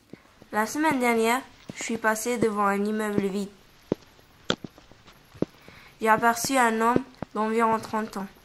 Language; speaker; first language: French; non-native, learner; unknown